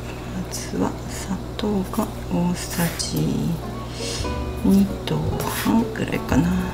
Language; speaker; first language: Japanese; native; Japanese